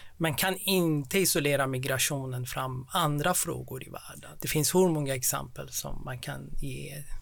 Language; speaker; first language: Swedish; non-native, fluent; Persian